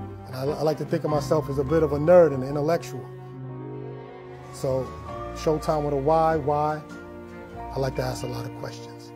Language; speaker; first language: English; native; English